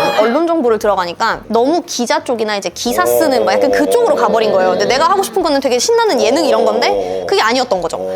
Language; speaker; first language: Korean; early bilingual, other home language; Russian